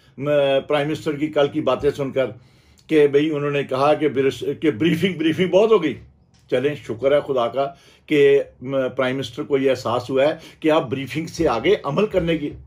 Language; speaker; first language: Urdu; non-native, local second language; Punjabi